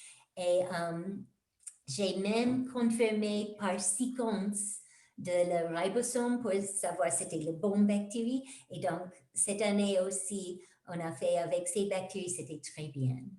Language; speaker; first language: French; non-native, fluent; English